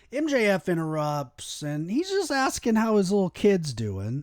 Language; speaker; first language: English; native; English